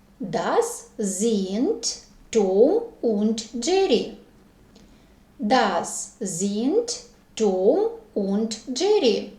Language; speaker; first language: German; non-native, fluent; Ukrainian